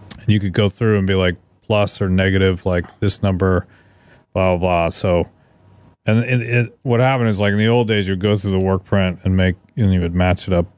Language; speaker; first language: English; native; English